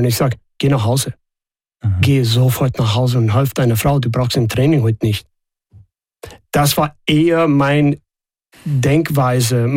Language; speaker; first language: German; non-native, fluent; English